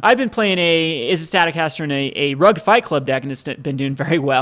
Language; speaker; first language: English; native; English